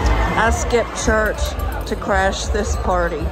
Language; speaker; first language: English; native; English